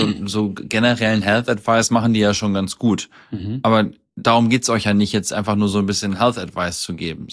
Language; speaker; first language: German; native; German